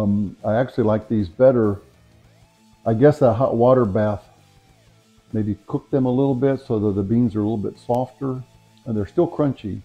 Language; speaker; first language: English; native; English